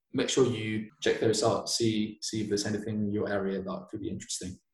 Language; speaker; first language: English; non-native, fluent; Spanish